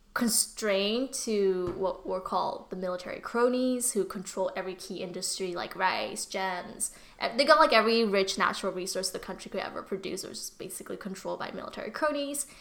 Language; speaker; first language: English; early bilingual, other home language; Burmese